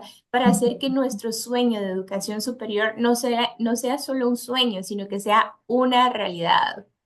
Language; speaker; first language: Spanish; native; Spanish